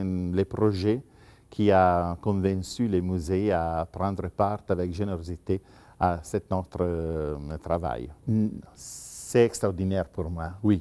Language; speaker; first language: French; non-native, fluent; Italian